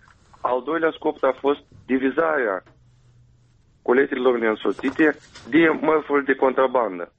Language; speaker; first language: Romanian; native; Romanian